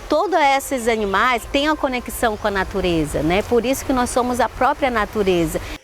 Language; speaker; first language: Portuguese; non-native, local second language; Ticuna